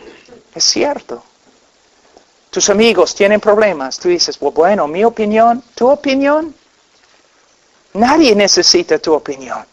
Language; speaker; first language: Spanish; non-native, fluent; English